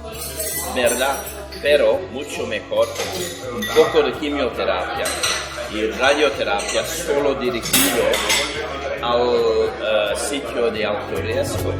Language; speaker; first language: Spanish; non-native, fluent; Dutch